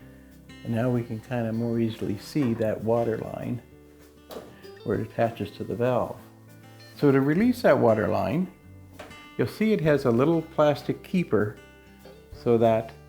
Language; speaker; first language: English; native; English